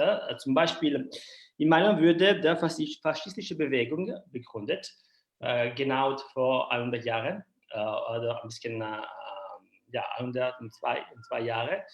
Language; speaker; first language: German; non-native, learner; Italian